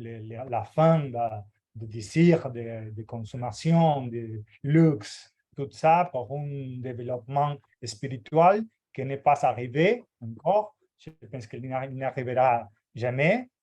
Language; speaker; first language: French; non-native, fluent; Portuguese